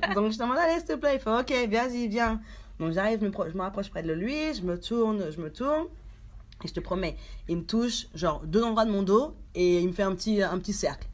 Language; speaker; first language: French; early bilingual, other home language; Haitian Creole